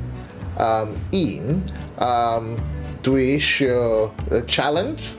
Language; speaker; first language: Welsh; non-native, learner; English